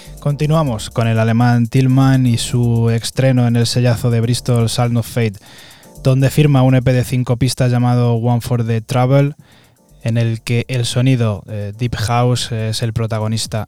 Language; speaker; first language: Spanish; native; Spanish